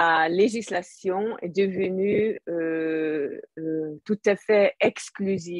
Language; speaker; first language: French; non-native, fluent; Hungarian